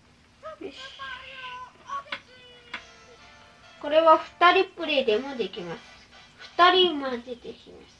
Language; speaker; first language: Japanese; early bilingual, other home language; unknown